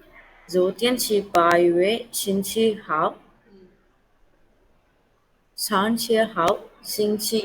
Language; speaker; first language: Chinese; non-native, learner; Tamil